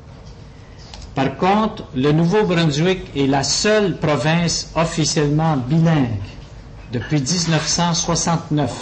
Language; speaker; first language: French; native; French